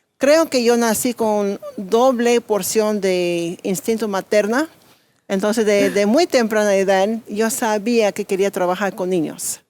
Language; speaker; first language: Spanish; non-native, fluent; English